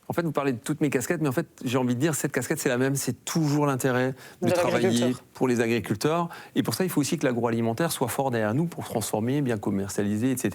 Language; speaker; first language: French; native; French